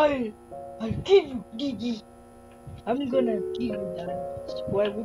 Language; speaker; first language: English; non-native, local second language; Filipino